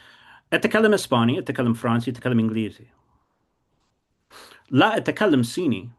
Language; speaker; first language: Arabic; non-native, fluent; English